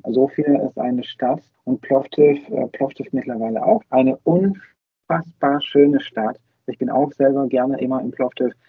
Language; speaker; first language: German; non-native, fluent; Bulgarian